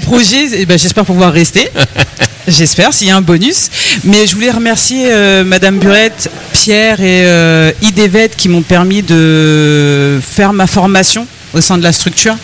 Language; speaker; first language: French; native; French